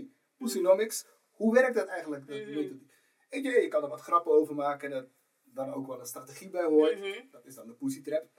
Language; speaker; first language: Dutch; native; Dutch